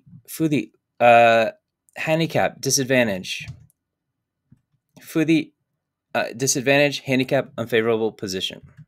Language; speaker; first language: English; native; English